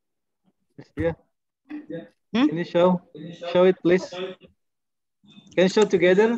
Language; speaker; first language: English; non-native, learner; Indonesian